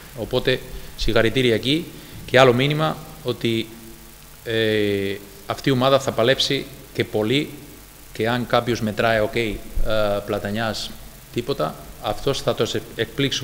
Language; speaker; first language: Greek; non-native, fluent; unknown